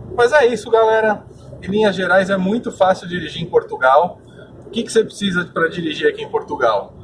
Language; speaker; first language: Portuguese; native; Portuguese